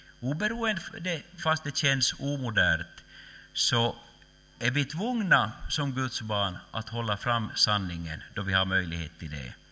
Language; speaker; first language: Swedish; native; Swedish